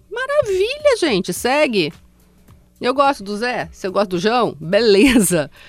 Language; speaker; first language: Portuguese; native; Portuguese